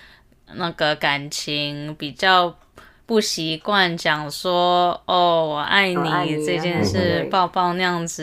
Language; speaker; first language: Chinese; early bilingual, heritage; Chinese